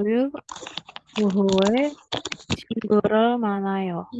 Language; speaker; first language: Korean; non-native, learner; Indonesian